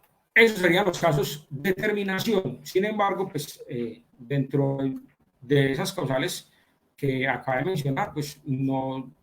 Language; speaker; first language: Spanish; native; Spanish